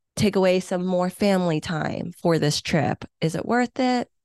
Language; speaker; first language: English; early bilingual, other home language; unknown